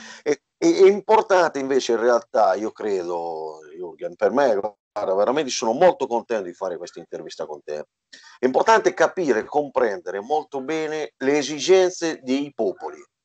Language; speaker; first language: Italian; native; Italian